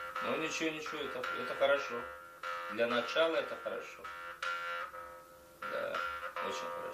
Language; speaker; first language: Russian; non-native, local second language; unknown